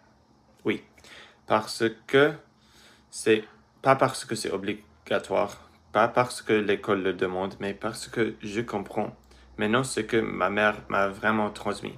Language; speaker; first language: French; early bilingual, other home language; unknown